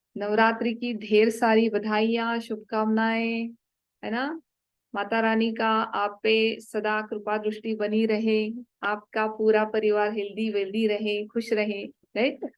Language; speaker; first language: Hindi; non-native, local second language; Marathi